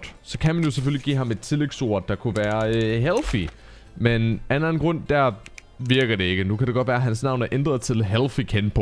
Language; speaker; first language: Danish; native; Danish